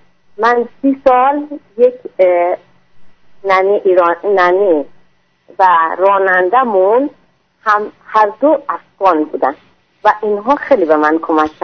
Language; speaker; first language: Persian; non-native, fluent; French